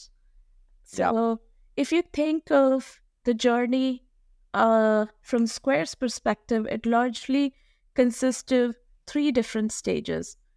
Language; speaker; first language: English; non-native, local second language; Hindi